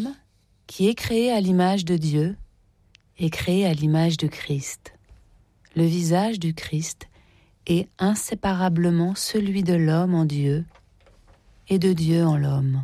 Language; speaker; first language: French; native; French